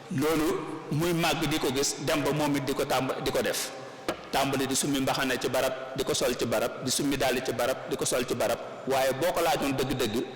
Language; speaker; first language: Wolof; native; Wolof